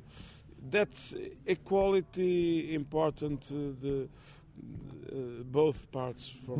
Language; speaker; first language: English; non-native, fluent; Portuguese